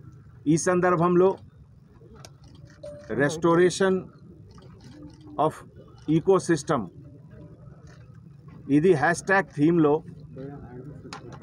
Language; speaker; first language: Telugu; non-native, fluent; Hindi